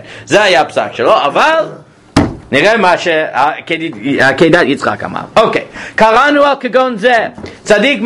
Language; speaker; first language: Hebrew; non-native, fluent; English